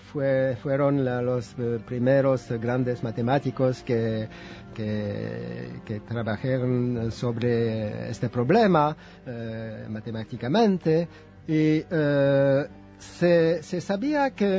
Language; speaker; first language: Spanish; non-native, fluent; French